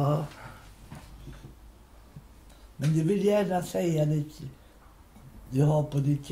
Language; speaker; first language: Swedish; non-native, local second language; Romany